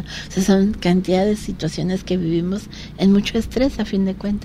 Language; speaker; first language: Spanish; native; Spanish